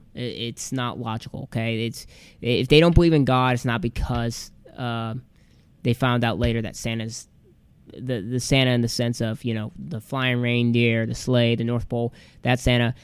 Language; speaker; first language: English; native; English